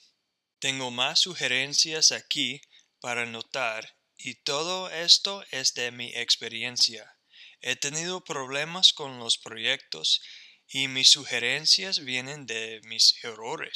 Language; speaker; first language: Spanish; non-native, fluent; English